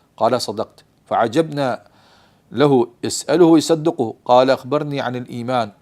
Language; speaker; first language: Urdu; early bilingual, heritage; Urdu